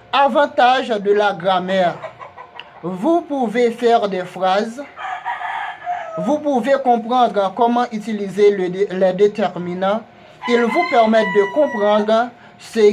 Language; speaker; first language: French; non-native, local second language; Haitian Creole